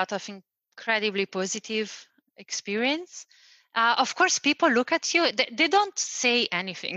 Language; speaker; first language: English; non-native, fluent; Italian